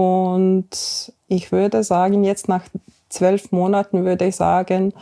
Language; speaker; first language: German; non-native, fluent; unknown